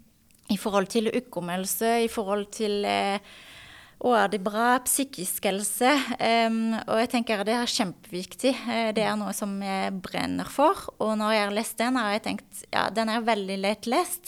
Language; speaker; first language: Norwegian; non-native, fluent; French